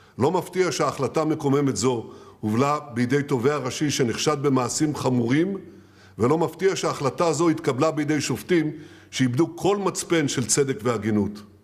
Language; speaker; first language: Hebrew; native; Hebrew